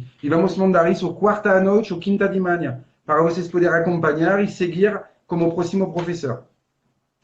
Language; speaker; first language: Portuguese; non-native, fluent; French